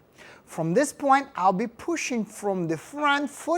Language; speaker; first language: English; non-native, fluent; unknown